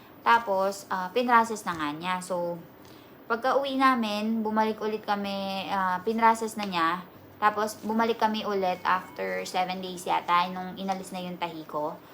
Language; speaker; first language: Filipino; native; Filipino